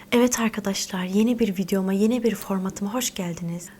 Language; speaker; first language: Turkish; early bilingual, other home language; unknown